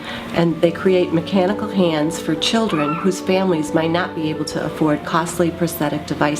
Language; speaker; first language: English; native; English